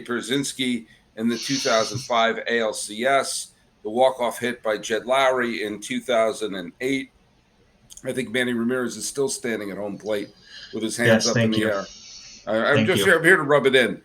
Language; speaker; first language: English; native; English